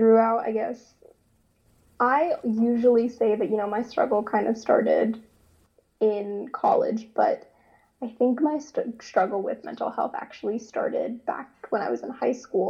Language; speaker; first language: English; native; English